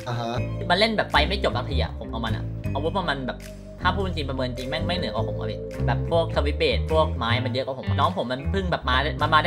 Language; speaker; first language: Thai; native; Thai